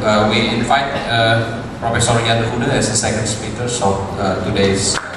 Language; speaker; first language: English; non-native, fluent; Indonesian